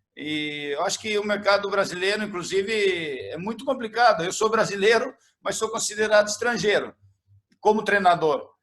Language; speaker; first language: Portuguese; native; Portuguese